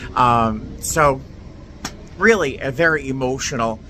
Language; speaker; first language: English; native; English